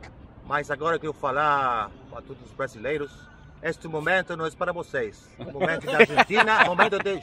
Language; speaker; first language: Portuguese; non-native, learner; Spanish